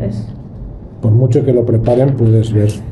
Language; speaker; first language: Spanish; native; Spanish